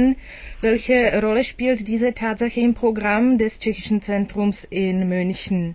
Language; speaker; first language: German; non-native, fluent; Czech